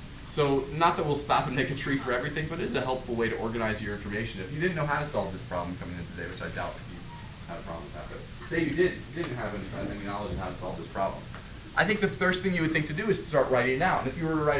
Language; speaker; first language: English; native; English